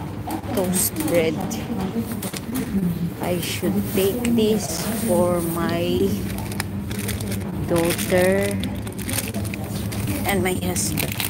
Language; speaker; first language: English; non-native, local second language; Filipino